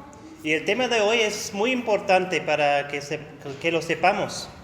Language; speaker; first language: Spanish; non-native, fluent; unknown